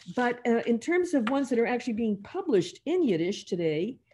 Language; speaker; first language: English; native; English